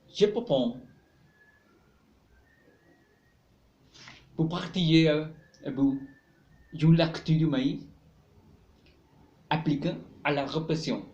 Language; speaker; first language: French; non-native, learner; Spanish